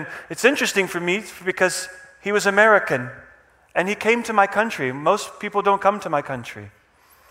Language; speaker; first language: English; non-native, fluent; Czech